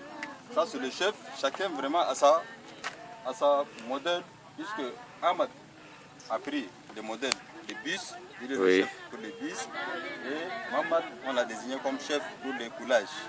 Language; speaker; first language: French; non-native, local second language; Arabic